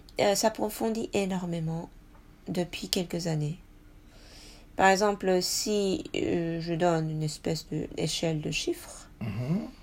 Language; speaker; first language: French; non-native, fluent; Japanese